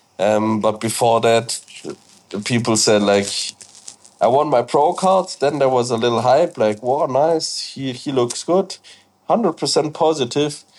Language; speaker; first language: English; non-native, fluent; German